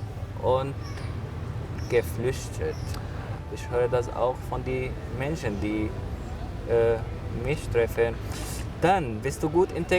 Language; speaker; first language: German; non-native, fluent; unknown